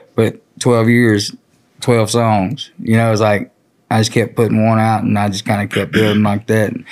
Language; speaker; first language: English; native; English